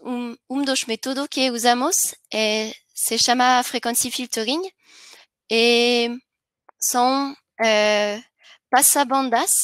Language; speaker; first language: Spanish; non-native, learner; French